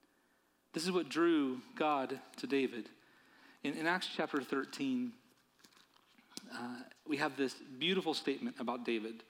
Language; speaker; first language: English; native; English